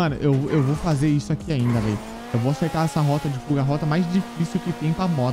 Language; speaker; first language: Portuguese; native; Portuguese